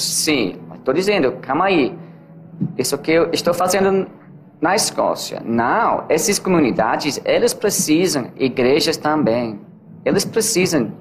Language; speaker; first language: Portuguese; non-native, learner; English